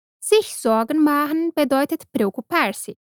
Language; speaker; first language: German; non-native, fluent; Portuguese